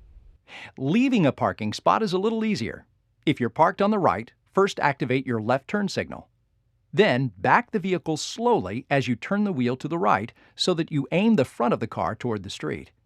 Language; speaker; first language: English; native; English